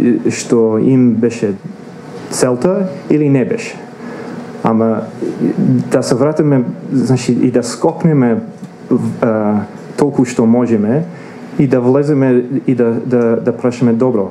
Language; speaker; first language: Macedonian; non-native, fluent; English